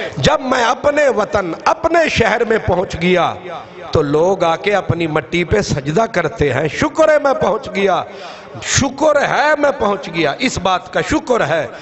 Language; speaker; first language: Urdu; non-native, local second language; Punjabi